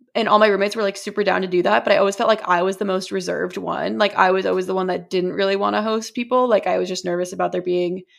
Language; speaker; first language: English; native; English